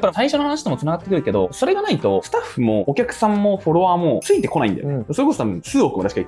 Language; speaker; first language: Japanese; native; Japanese